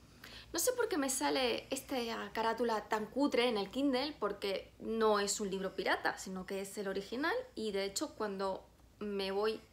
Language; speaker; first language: Spanish; native; Spanish